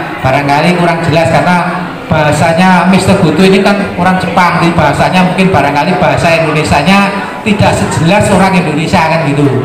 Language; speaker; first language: Indonesian; non-native, local second language; Javanese